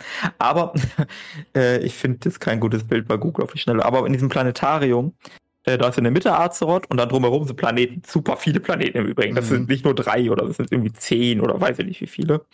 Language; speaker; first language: German; native; German